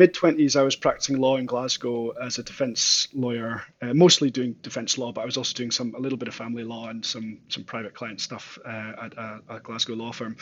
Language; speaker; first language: English; native; English